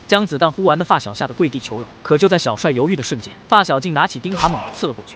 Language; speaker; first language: Chinese; native; Chinese